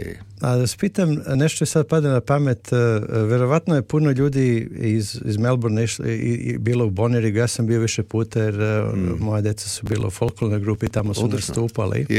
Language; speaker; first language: Serbian; native; Serbian